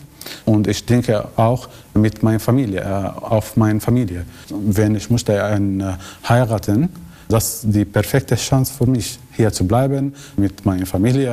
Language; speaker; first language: German; non-native, learner; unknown